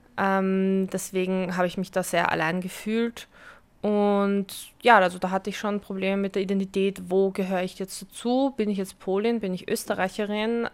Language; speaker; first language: German; early bilingual, other home language; Polish